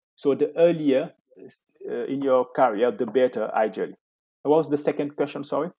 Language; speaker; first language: English; non-native, fluent; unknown